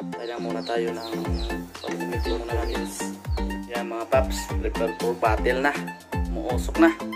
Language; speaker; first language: Filipino; non-native, local second language; Cebuano